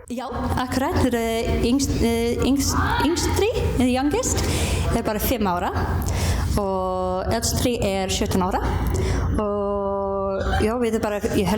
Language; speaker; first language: Icelandic; non-native, learner; English